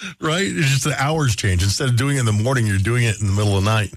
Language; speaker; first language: English; native; English